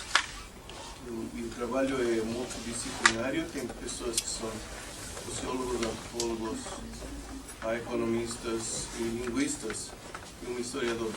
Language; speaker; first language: Portuguese; non-native, fluent; English